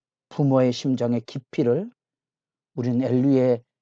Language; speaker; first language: Korean; native; Korean